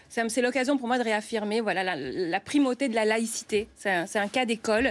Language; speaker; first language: French; native; French